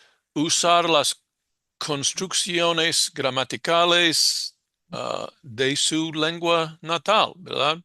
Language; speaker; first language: Spanish; non-native, fluent; English